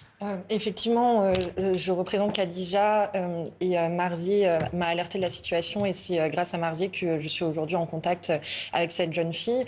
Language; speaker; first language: French; native; French